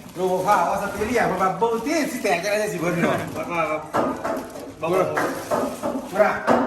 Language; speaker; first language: Thai; non-native, local second language; Northeastern Thai